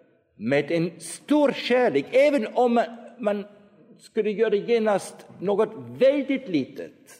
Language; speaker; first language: Swedish; non-native, fluent; German